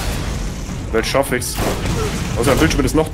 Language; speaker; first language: German; native; German